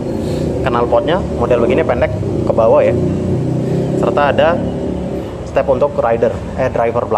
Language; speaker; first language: Indonesian; native; Indonesian